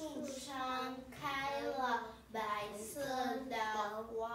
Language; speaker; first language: Chinese; non-native, learner; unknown